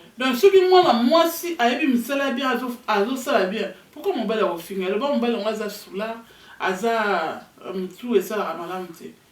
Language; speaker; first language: Lingala; non-native, local second language; Kongo